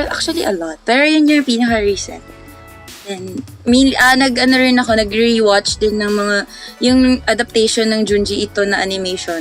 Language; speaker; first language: Filipino; non-native, local second language; Cebuano